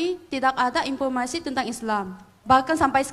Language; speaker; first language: Indonesian; non-native, fluent; Korean